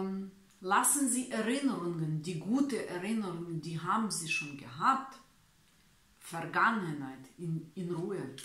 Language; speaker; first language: German; non-native, learner; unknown